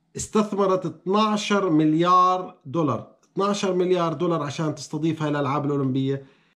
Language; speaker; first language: Arabic; native; Arabic